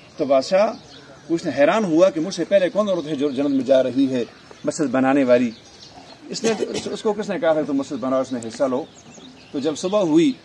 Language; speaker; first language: Urdu; non-native, local second language; Pashto